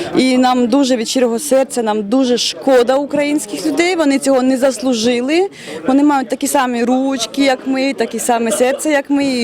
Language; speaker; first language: Ukrainian; native; Ukrainian